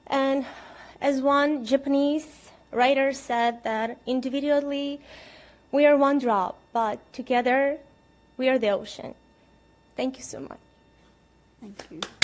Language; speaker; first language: English; non-native, fluent; Ukrainian